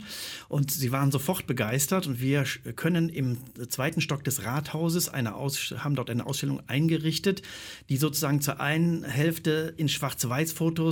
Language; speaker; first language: German; native; German